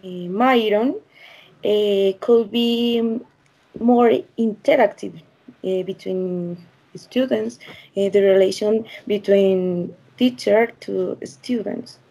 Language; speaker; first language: English; non-native, learner; Spanish